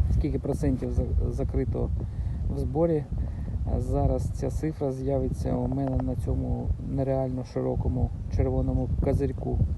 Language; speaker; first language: Ukrainian; non-native, local second language; Russian